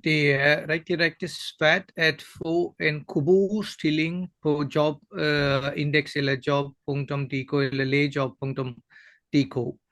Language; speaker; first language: Danish; non-native, fluent; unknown